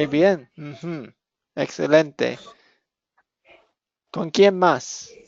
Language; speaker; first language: Spanish; non-native, fluent; English